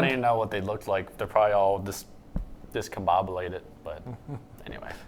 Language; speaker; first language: English; native; English